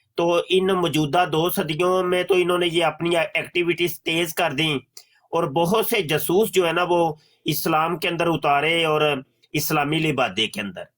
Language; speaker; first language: Urdu; non-native, local second language; Punjabi